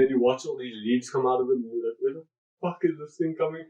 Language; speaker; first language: English; native; English